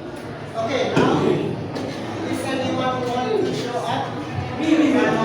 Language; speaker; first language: English; non-native, fluent; Indonesian